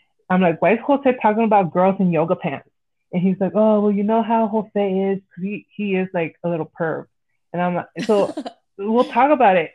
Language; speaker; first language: English; early bilingual, other home language; Spanish